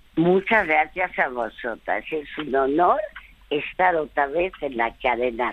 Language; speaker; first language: Spanish; early bilingual, other home language; French